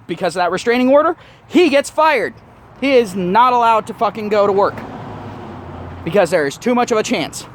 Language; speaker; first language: English; native; English